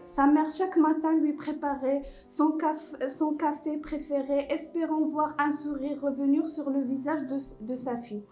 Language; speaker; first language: French; non-native, local second language; Arabic